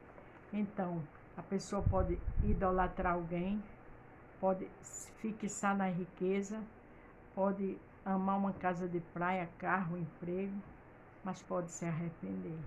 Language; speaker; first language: Portuguese; native; Portuguese